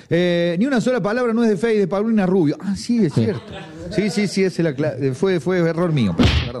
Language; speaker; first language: Spanish; native; Spanish